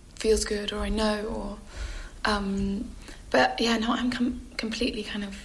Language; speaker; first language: English; native; English